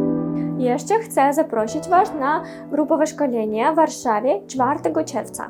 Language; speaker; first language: Polish; non-native, learner; Russian